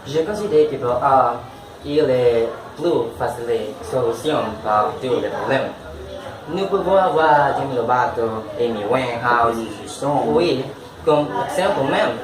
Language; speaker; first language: French; non-native, learner; Spanish